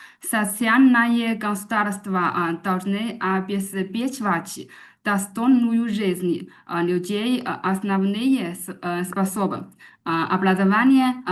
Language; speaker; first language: Russian; non-native, learner; Chinese